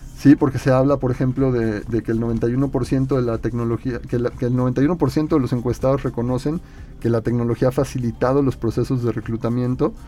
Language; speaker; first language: Spanish; native; Spanish